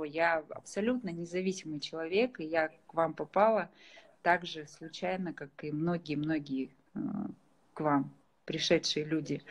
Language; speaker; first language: Russian; native; Russian